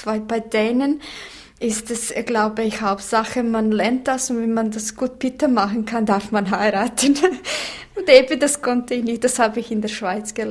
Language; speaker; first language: German; non-native, fluent; Bosnian